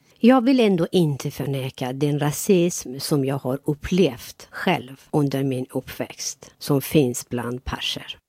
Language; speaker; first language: Swedish; non-native, fluent; Persian